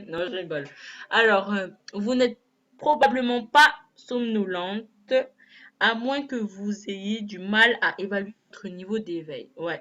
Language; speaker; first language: French; native; French